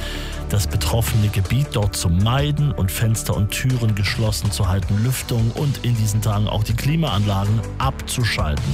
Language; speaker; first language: German; native; German